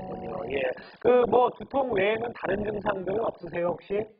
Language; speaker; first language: Korean; native; Korean